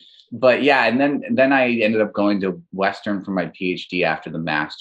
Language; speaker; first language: English; native; English